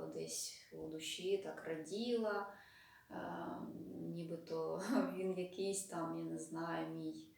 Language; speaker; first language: Ukrainian; non-native, local second language; Russian